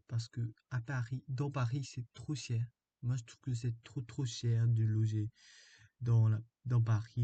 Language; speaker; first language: French; non-native, learner; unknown